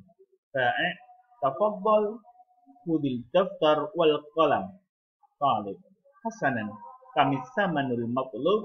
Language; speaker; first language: Arabic; non-native, fluent; Indonesian